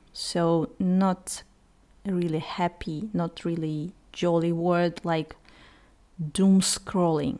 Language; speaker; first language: English; non-native, fluent; Russian